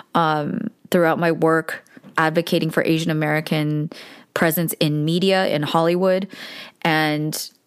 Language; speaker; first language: English; early bilingual, other home language; Korean